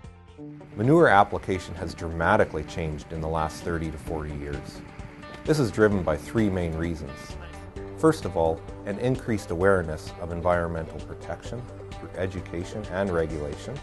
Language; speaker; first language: English; native; English